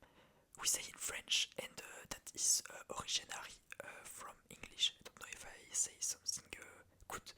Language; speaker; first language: English; non-native, learner; French